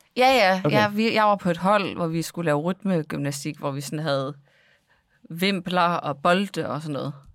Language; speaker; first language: Danish; native; Danish